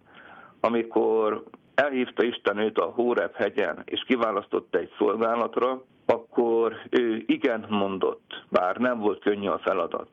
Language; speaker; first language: Hungarian; native; Hungarian